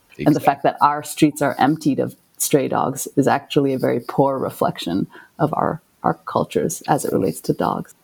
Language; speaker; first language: English; non-native, local second language; Cantonese